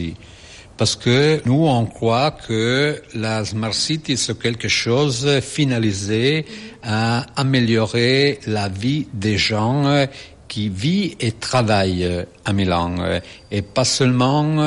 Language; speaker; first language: French; non-native, fluent; Italian